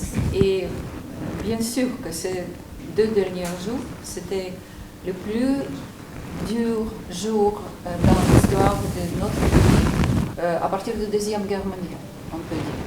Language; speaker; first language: French; non-native, fluent; Ukrainian